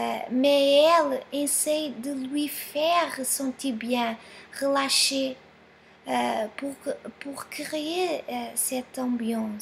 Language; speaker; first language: French; non-native, fluent; Portuguese